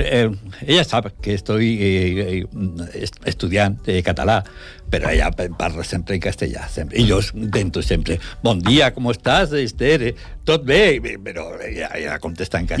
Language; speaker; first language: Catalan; non-native, learner; Portuguese